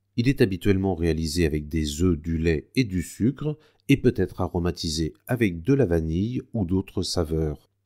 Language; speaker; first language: French; native; French